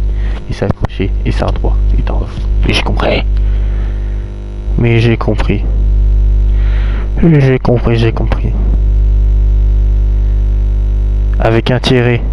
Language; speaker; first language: French; native; French